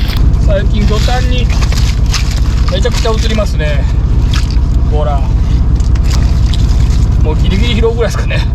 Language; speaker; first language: Japanese; native; Japanese